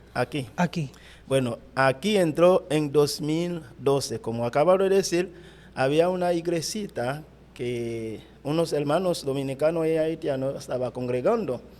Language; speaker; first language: Spanish; non-native, fluent; Haitian Creole